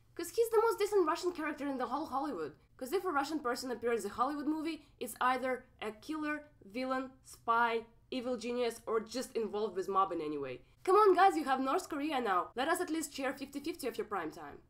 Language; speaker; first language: English; non-native, fluent; Russian